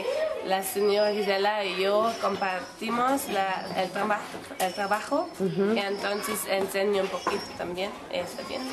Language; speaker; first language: Spanish; non-native, fluent; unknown